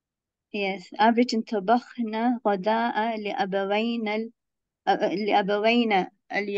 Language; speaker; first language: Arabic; non-native, learner; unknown